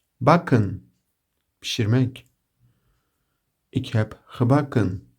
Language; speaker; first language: Dutch; non-native, learner; Turkish